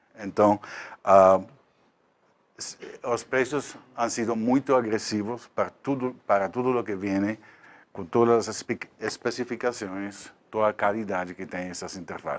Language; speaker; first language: Portuguese; non-native, learner; Spanish